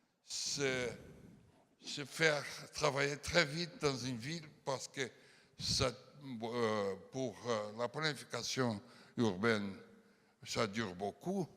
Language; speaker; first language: French; non-native, fluent; Portuguese